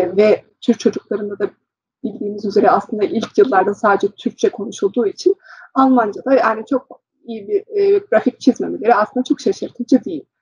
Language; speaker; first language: Turkish; early bilingual, heritage; Turkish